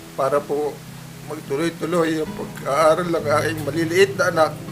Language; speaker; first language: Filipino; native; Filipino